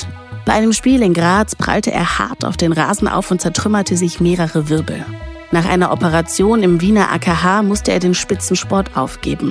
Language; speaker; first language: German; native; German